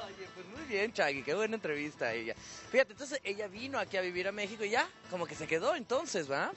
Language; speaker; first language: Spanish; native; Spanish